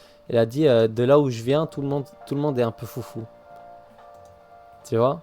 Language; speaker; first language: French; native; French